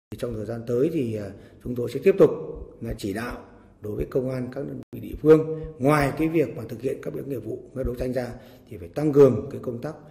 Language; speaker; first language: Vietnamese; native; Vietnamese